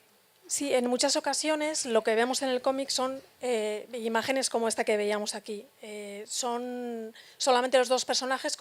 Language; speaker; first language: Spanish; native; Spanish